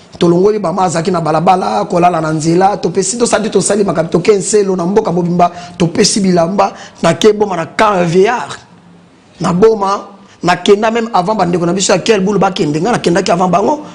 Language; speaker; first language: Lingala; non-native, local second language; Kongo